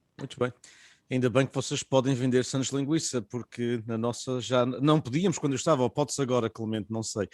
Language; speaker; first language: Portuguese; native; Portuguese